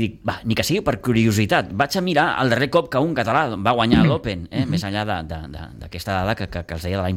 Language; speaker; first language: Catalan; native; Catalan